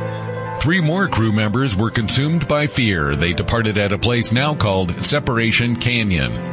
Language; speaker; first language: English; native; English